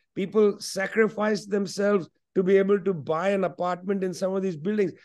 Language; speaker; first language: English; non-native, local second language; Punjabi